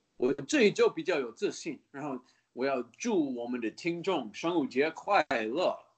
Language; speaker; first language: Chinese; early bilingual, heritage; Chinese